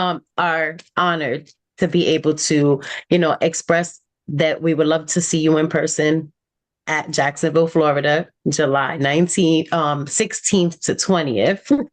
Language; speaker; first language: English; native; English